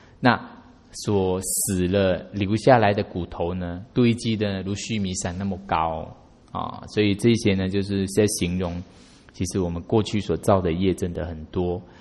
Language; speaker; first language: Chinese; native; Chinese